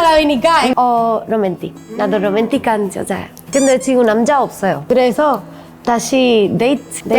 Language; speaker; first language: Korean; non-native, learner; Spanish